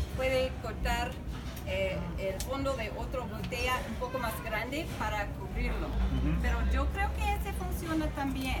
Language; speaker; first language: Spanish; non-native, fluent; English